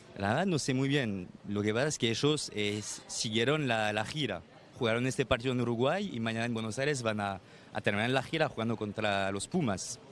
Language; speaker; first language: Spanish; non-native, fluent; French